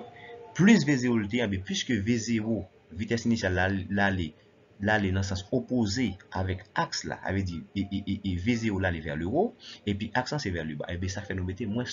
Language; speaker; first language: French; non-native, local second language; Haitian Creole